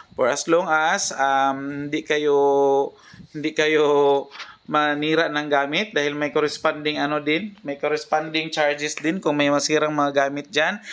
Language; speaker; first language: Filipino; non-native, local second language; Cebuano